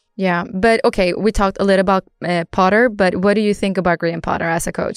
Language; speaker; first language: English; non-native, fluent; Swedish